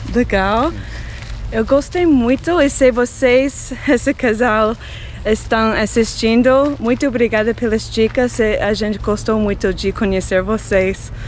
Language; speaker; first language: Portuguese; non-native, fluent; English